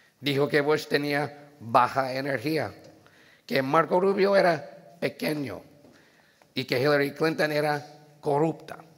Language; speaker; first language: Spanish; early bilingual, heritage; Spanish